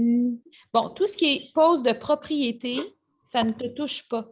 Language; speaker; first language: French; native; French